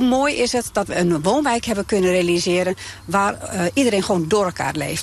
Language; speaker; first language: Dutch; native; Dutch